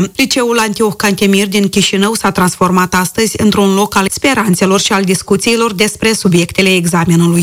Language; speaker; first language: Romanian; native; Romanian